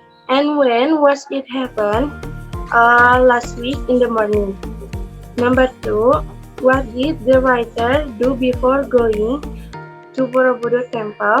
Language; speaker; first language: English; non-native, learner; Indonesian